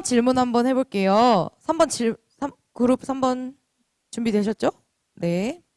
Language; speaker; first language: Korean; native; Korean